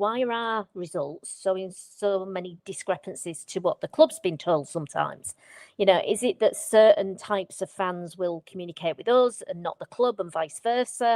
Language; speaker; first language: English; native; English